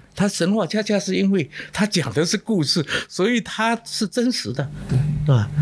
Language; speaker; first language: Chinese; non-native, local second language; Min Nan Chinese